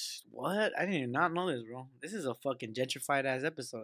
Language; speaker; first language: English; early bilingual, other home language; Spanish